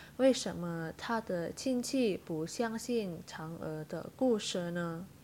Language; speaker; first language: Chinese; non-native, fluent; Indonesian